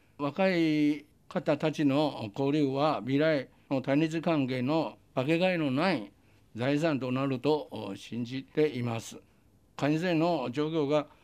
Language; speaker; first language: Japanese; non-native, fluent; Chinese